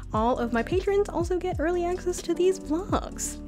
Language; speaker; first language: English; native; English